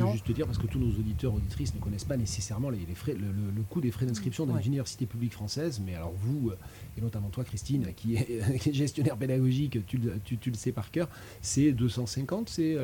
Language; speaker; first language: French; native; French